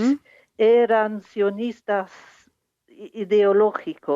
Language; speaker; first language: Spanish; non-native, fluent; English